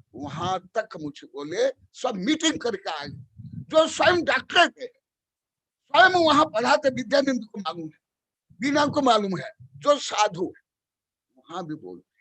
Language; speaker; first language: Hindi; non-native, local second language; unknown